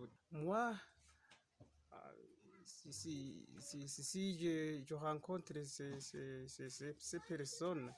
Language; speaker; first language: French; non-native, local second language; Rundi